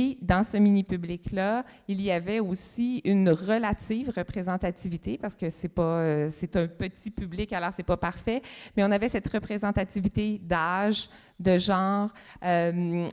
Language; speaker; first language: French; native; French